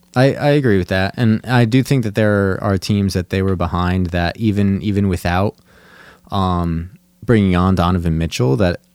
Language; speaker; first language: English; native; English